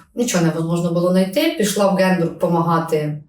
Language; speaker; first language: Ukrainian; native; Ukrainian